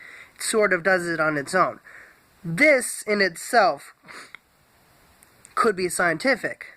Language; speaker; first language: English; native; English